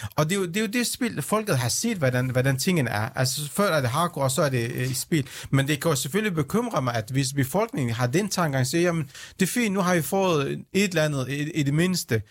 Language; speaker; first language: Danish; early bilingual, other home language; Central Kurdish